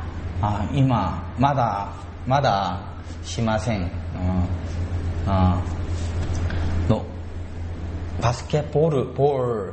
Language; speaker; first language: Japanese; non-native, learner; Korean